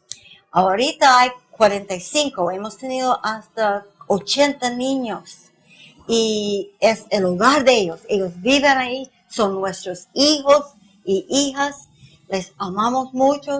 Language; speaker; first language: Spanish; non-native, fluent; English